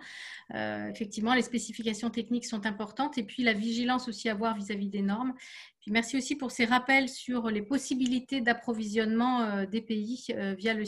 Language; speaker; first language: French; native; French